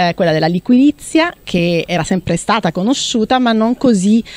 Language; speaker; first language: Italian; native; Italian